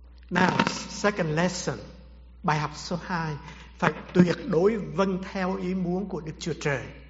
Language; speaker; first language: Vietnamese; native; Vietnamese